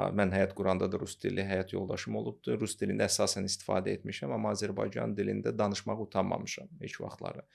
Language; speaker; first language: Azerbaijani; non-native, local second language; Russian